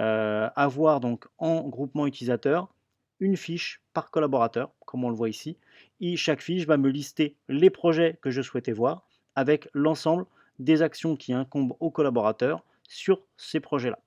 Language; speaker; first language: French; native; French